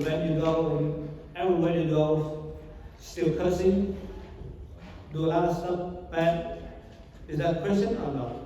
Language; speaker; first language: English; non-native, learner; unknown